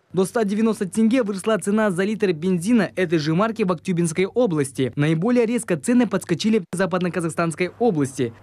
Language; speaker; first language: Russian; native; Russian